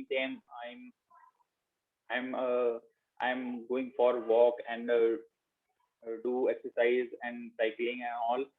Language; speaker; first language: English; non-native, learner; Hindi